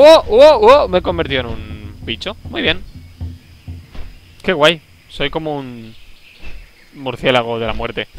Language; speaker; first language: Spanish; native; Spanish